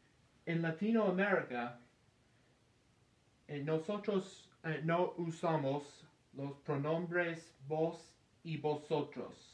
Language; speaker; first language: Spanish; non-native, learner; English